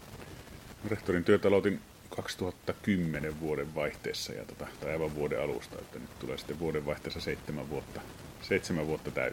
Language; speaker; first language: Finnish; native; Finnish